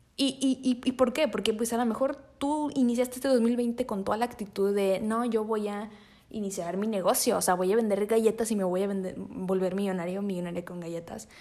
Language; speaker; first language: Spanish; native; Spanish